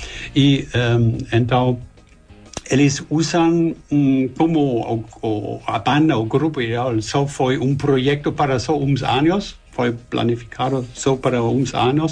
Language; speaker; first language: Portuguese; non-native, learner; German